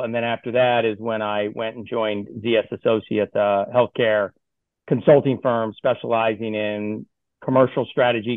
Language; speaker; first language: English; native; English